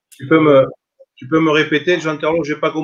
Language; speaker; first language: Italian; non-native, learner; French